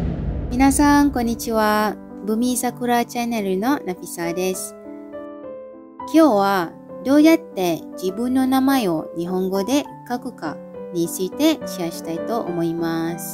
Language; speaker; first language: Japanese; non-native, fluent; Malay